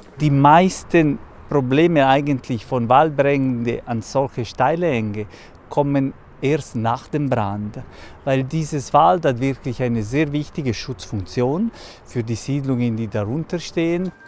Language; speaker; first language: German; non-native, local second language; Italian